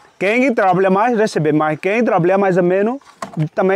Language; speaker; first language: Portuguese; non-native, learner; Vietnamese